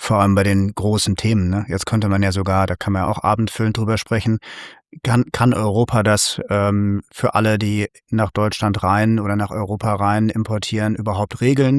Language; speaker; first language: German; native; German